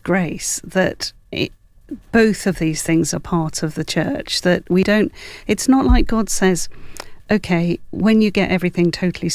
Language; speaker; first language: English; native; English